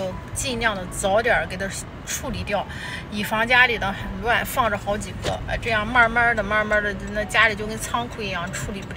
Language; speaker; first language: Chinese; native; Chinese